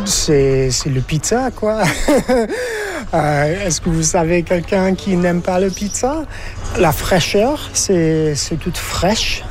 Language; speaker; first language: French; non-native, learner; English